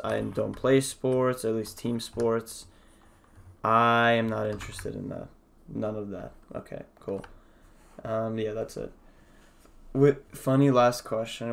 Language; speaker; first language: English; early bilingual, other home language; Russian